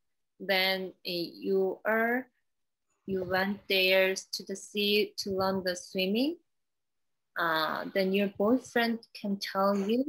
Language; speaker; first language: English; non-native, learner; Korean